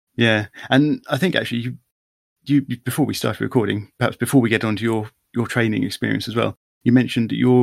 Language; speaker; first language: English; native; English